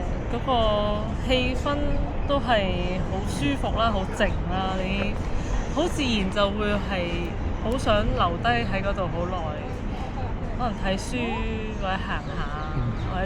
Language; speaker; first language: Cantonese; native; Cantonese